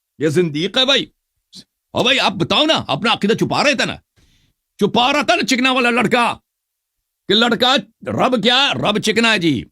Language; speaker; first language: Urdu; non-native, fluent; Persian